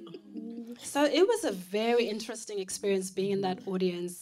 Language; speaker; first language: English; non-native, local second language; Shona